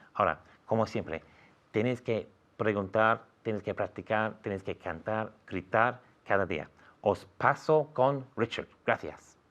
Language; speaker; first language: Spanish; non-native, fluent; English